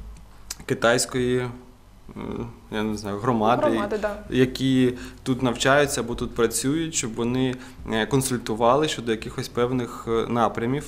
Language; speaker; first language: Ukrainian; native; Ukrainian